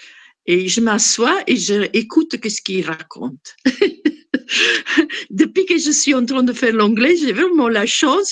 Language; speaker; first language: French; non-native, fluent; Italian